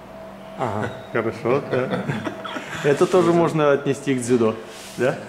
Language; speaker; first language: Russian; native; Russian